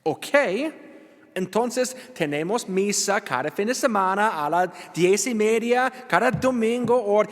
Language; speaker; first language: Spanish; non-native, learner; English